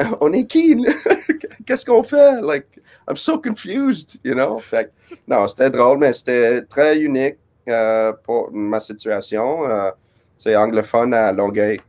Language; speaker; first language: French; non-native, local second language; English